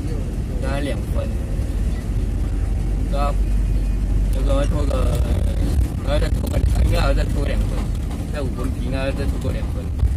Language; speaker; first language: Chinese; native; Chinese